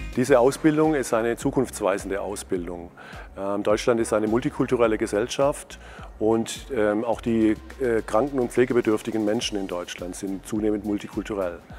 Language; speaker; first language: German; native; German